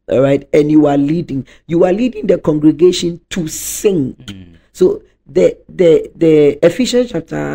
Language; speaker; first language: English; non-native, local second language; Akan